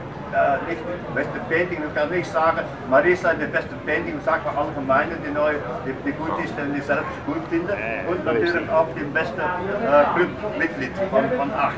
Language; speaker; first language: German; non-native, learner; Dutch